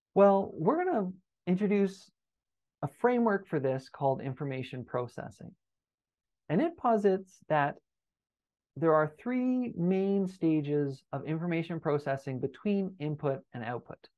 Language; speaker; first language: English; native; English